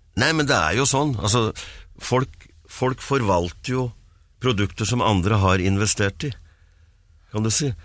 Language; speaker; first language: Norwegian; native; Norwegian